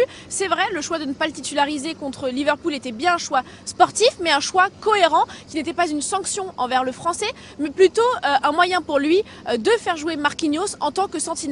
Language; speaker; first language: French; native; French